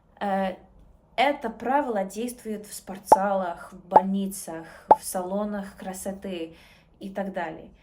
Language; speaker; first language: Russian; non-native, learner; English